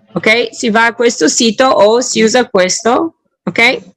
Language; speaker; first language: Italian; non-native, fluent; English